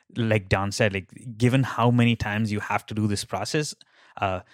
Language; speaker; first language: English; non-native, local second language; Tamil